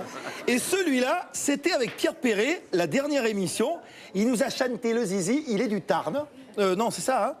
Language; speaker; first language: French; native; French